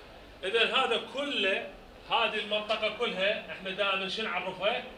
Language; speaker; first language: Arabic; native; Arabic